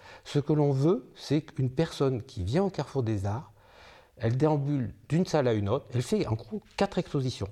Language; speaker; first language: French; native; French